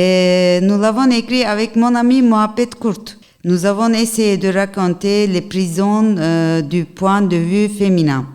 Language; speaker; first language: French; non-native, learner; Turkish